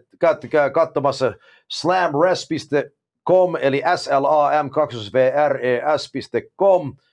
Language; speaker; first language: Finnish; early bilingual, heritage; Finnish